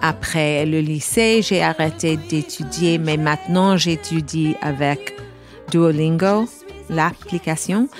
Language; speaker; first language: French; non-native, fluent; English